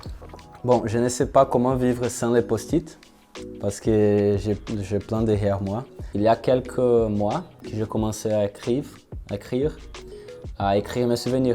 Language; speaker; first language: French; non-native, learner; Portuguese